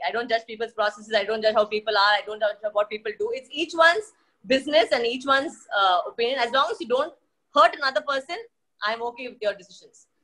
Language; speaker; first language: English; non-native, local second language; Tamil